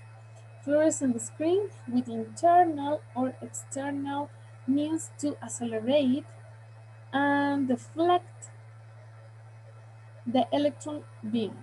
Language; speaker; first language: English; non-native, learner; Spanish